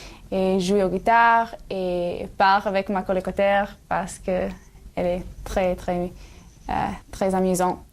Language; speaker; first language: French; non-native, learner; English